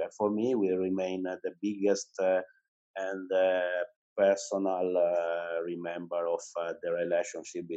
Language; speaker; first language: English; non-native, fluent; Italian